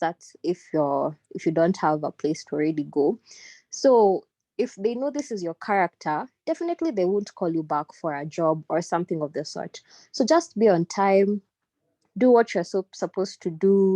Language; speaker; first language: English; non-native, local second language; Swahili